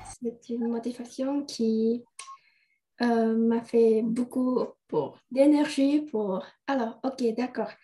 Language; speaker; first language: French; non-native, learner; Indonesian